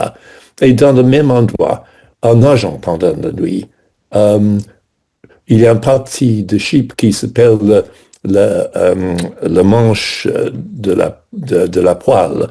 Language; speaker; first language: French; non-native, fluent; English